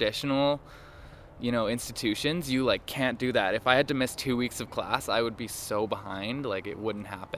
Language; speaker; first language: English; native; English